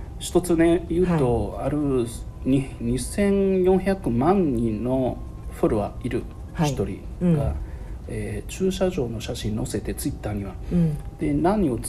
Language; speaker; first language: Japanese; non-native, fluent; Arabic